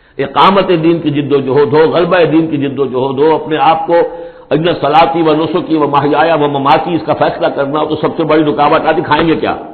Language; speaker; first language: Urdu; native; Urdu